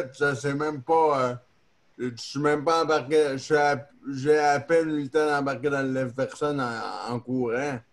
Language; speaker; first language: French; native; French